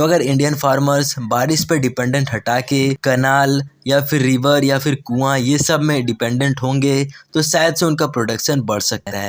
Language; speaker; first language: Hindi; native; Hindi